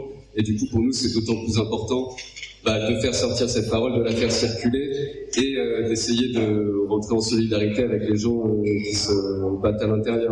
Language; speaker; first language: French; native; French